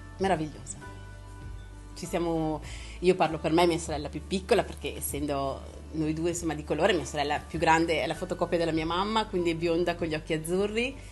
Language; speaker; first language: Italian; native; Italian